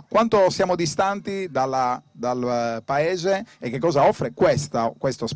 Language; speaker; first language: Italian; native; Italian